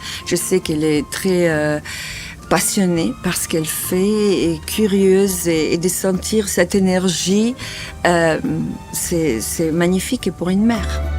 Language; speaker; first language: French; non-native, fluent; Italian